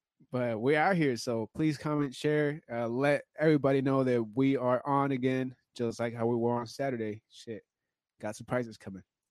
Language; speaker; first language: English; early bilingual, other home language; Spanish